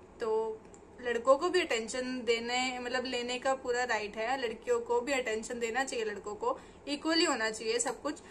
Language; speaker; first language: Hindi; native; Hindi